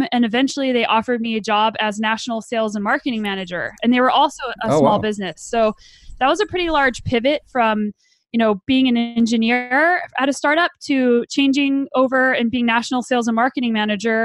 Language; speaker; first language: English; native; English